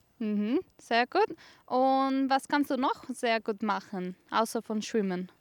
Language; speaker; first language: German; non-native, fluent; Spanish